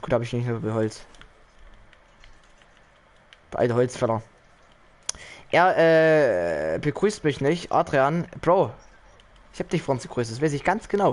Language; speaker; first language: German; native; German